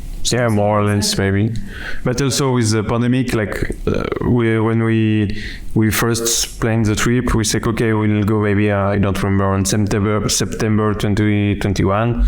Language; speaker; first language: English; non-native, fluent; French